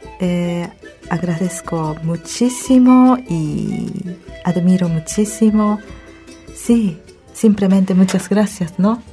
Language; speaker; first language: Spanish; early bilingual, other home language; Japanese